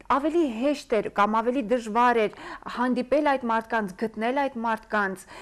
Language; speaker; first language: Armenian; native; Armenian